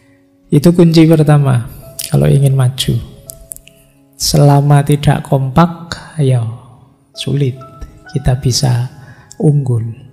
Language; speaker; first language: Indonesian; non-native, local second language; Javanese